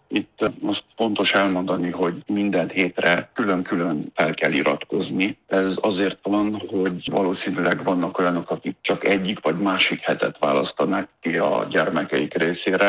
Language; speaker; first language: Hungarian; native; Hungarian